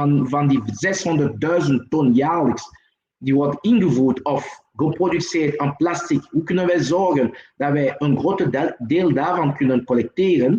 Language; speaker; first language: Dutch; non-native, local second language; French